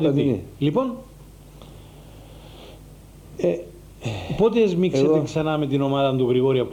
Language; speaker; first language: Greek; native; Greek